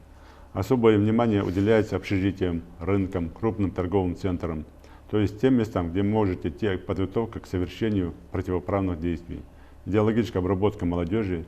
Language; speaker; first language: Russian; non-native, local second language; Ingush